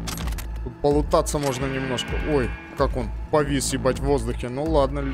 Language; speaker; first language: Russian; native; Russian